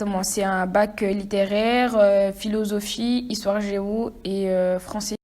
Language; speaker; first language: French; non-native, local second language; Wolof